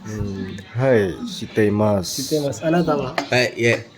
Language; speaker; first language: Japanese; non-native, learner; Indonesian